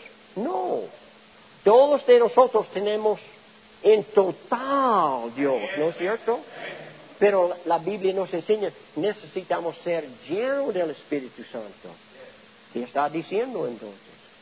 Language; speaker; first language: Spanish; non-native, learner; English